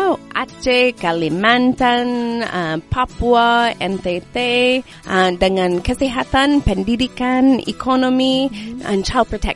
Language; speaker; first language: Indonesian; non-native, learner; English